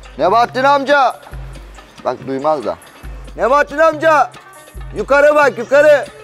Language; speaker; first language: Turkish; native; Turkish